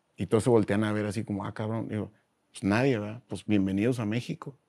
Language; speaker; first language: Spanish; native; Spanish